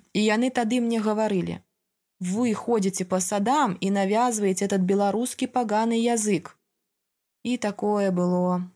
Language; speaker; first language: Belarusian; native; Belarusian